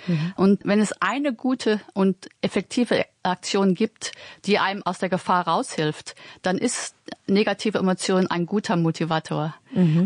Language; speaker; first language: German; native; German